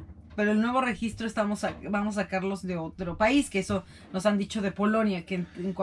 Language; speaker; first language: Spanish; native; Spanish